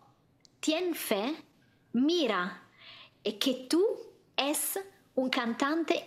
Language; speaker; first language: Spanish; non-native, learner; Italian